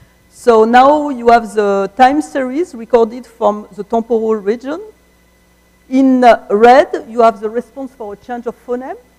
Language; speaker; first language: English; non-native, fluent; French